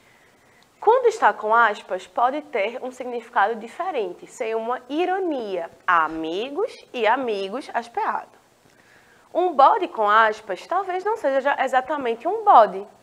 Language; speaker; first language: Portuguese; native; Portuguese